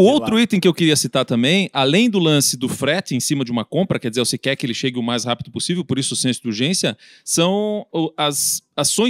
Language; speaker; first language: Portuguese; native; Portuguese